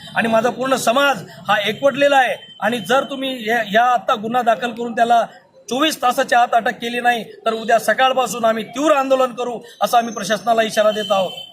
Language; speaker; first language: Marathi; non-native, local second language; Lambadi